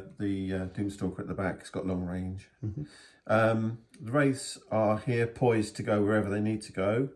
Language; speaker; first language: English; native; English